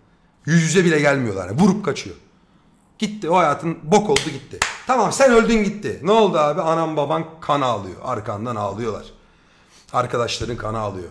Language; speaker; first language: Turkish; native; Turkish